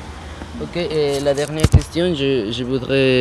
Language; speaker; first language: French; non-native, fluent; Spanish